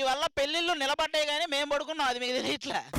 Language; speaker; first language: Telugu; native; Telugu